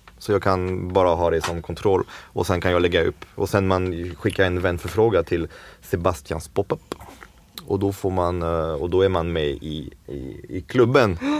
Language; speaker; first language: Swedish; non-native, fluent; French